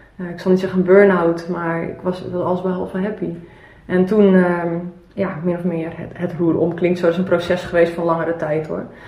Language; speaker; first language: Dutch; early bilingual, other home language; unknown